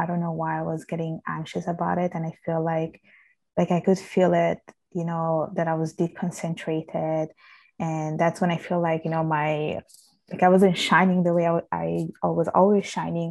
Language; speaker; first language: English; non-native, fluent; Italian